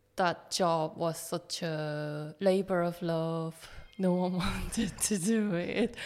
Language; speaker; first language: English; non-native, fluent; Korean